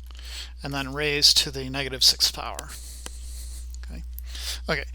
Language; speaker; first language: English; native; English